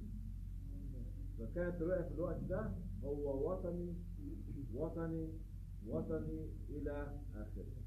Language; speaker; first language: Arabic; native; Arabic